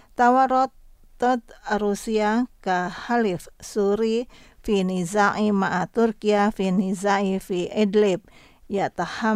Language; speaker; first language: Arabic; non-native, fluent; Indonesian